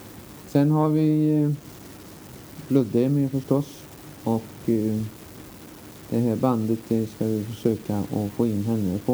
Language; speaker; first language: Swedish; native; Swedish